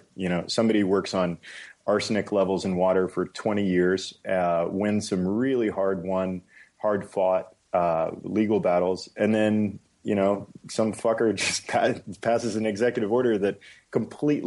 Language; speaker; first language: English; native; English